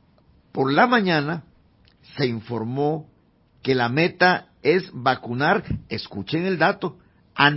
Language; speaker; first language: Spanish; native; Spanish